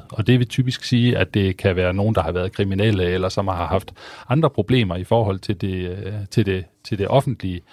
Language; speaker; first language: Danish; native; Danish